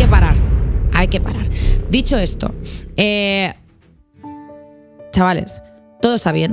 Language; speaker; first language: Spanish; native; Spanish